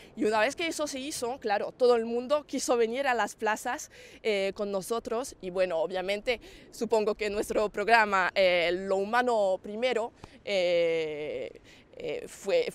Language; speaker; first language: Spanish; non-native, fluent; French